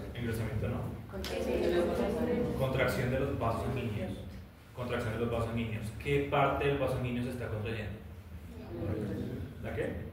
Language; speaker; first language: Spanish; native; Spanish